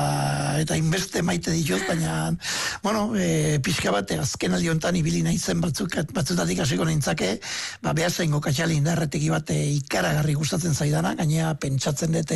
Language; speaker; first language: Basque; native; Basque